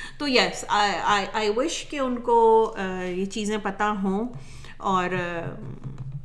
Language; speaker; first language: Urdu; native; Urdu